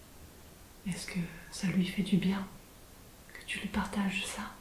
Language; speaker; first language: French; native; French